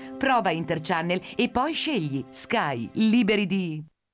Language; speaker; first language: Italian; native; Italian